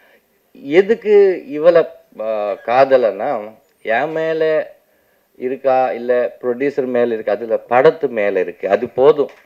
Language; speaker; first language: Tamil; non-native, local second language; Telugu